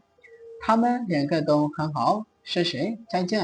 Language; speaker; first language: Chinese; non-native, fluent; Burmese